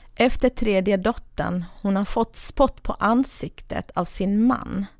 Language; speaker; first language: Swedish; non-native, fluent; Kurdish